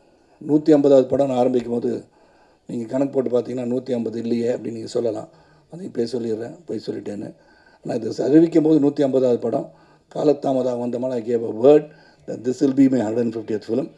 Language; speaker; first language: Tamil; native; Tamil